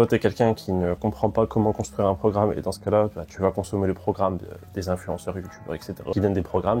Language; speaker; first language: French; native; French